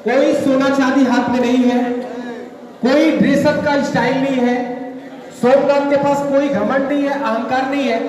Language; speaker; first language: Hindi; non-native, local second language; Bangla